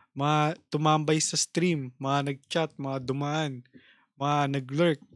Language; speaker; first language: Filipino; native; Filipino